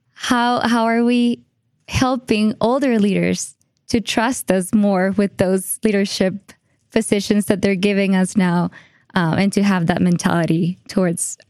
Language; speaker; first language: English; non-native, fluent; Spanish